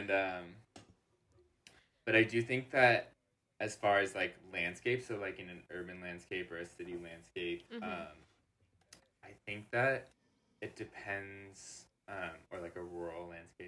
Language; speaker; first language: English; native; English